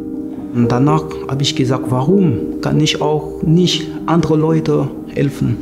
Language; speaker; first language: German; non-native, learner; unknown